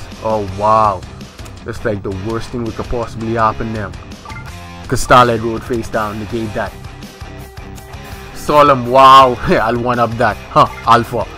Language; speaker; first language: English; native; English